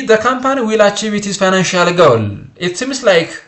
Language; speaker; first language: English; non-native, local second language; Amharic